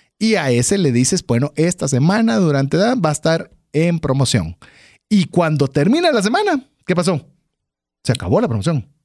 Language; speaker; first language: Spanish; native; Spanish